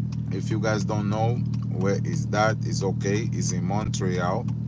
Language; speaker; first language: English; non-native, fluent; Portuguese